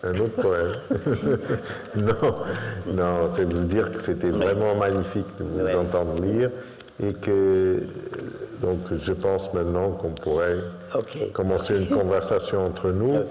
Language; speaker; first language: French; non-native, fluent; Portuguese